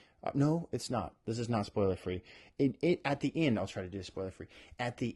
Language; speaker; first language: English; native; English